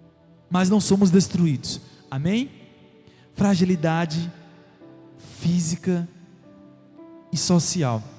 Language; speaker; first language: Portuguese; native; Portuguese